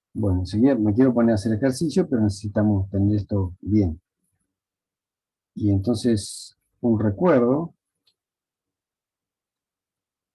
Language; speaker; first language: Spanish; native; Spanish